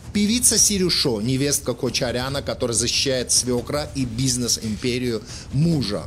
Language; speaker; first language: Russian; non-native, local second language; Armenian